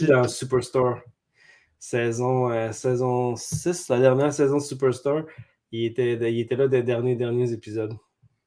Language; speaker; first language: French; native; French